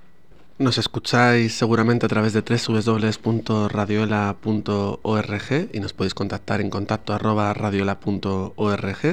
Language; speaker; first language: Spanish; native; Spanish